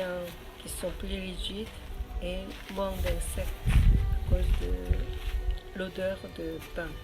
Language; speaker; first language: French; non-native, learner; Korean